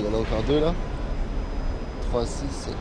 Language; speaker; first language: French; native; French